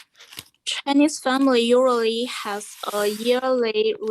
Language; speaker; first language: English; non-native, fluent; Chinese